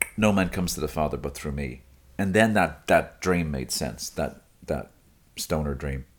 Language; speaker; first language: English; native; English